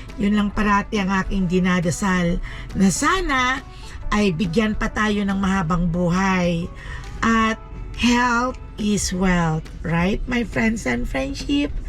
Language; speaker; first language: Filipino; non-native, local second language; Cebuano